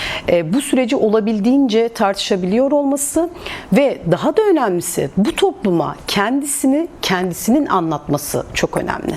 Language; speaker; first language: Turkish; native; Turkish